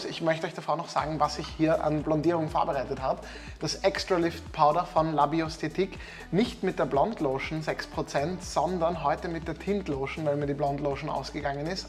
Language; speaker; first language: German; native; German